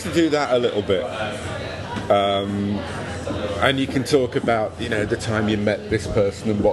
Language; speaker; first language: English; native; English